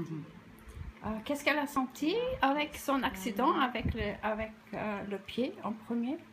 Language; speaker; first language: French; non-native, fluent; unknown